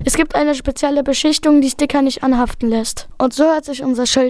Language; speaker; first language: German; native; German